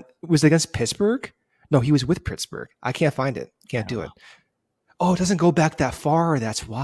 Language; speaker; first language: English; native; English